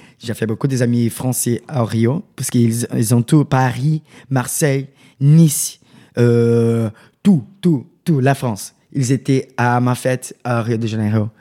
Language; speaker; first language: French; non-native, learner; Portuguese